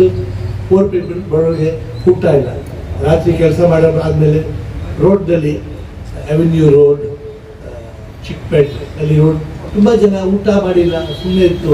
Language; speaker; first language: Kannada; non-native, local second language; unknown